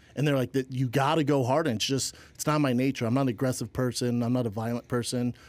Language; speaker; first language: English; native; English